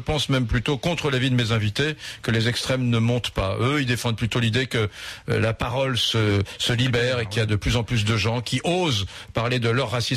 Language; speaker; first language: French; native; French